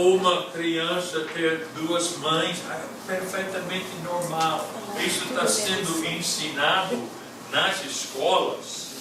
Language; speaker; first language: Portuguese; non-native, fluent; English